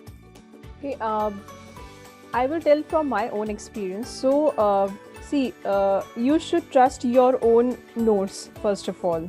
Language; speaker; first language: English; non-native, local second language; Hindi